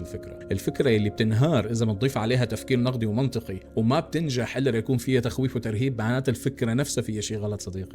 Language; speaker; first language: Arabic; native; Arabic